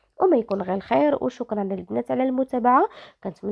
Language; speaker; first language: Arabic; native; Arabic